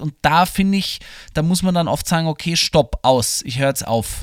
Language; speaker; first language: German; native; German